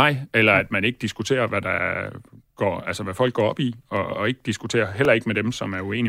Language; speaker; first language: Danish; native; Danish